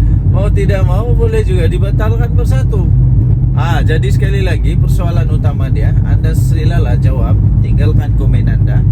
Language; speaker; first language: Malay; native; Malay